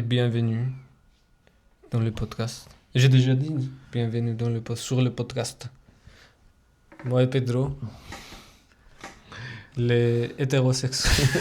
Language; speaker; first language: French; non-native, fluent; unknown